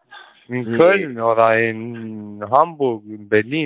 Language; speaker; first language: German; non-native, learner; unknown